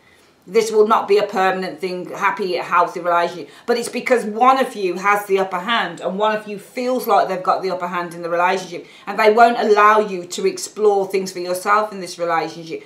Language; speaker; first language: English; native; English